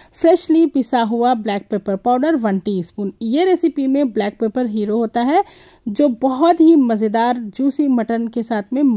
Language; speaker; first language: Hindi; native; Hindi